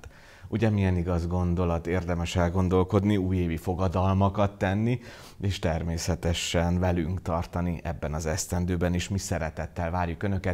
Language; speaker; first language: Hungarian; native; Hungarian